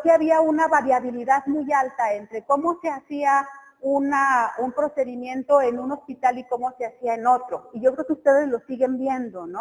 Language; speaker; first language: Spanish; native; Spanish